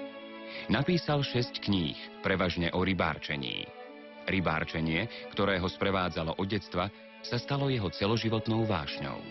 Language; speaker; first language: Slovak; native; Slovak